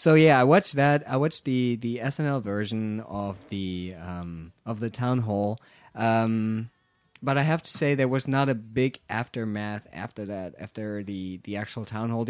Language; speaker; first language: English; non-native, fluent; German